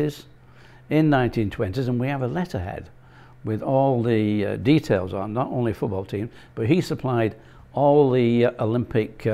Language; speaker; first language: English; native; English